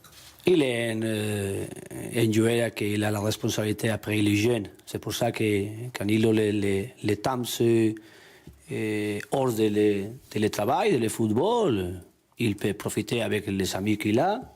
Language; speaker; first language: French; non-native, learner; Spanish